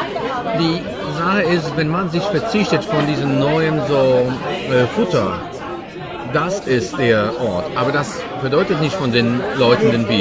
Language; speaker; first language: German; non-native, fluent; Polish